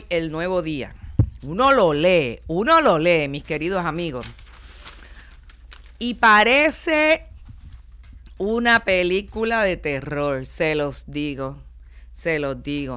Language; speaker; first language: Spanish; native; Spanish